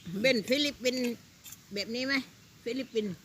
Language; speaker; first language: Thai; native; Thai